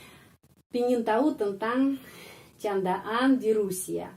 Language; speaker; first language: Indonesian; non-native, fluent; Russian